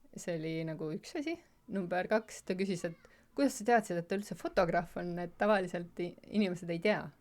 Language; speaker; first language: Estonian; native; Estonian